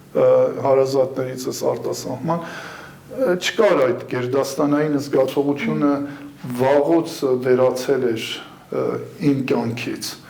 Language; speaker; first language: Armenian; early bilingual, heritage; Armenian